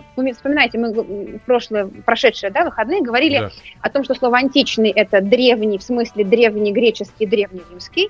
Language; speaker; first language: Russian; native; Russian